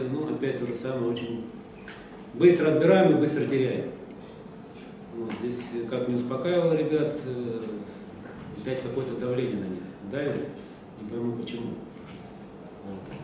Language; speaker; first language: Russian; native; Russian